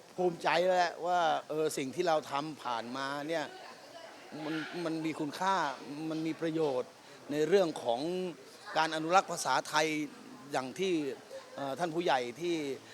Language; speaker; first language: Thai; native; Thai